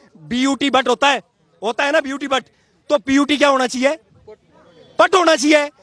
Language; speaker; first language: Hindi; native; Hindi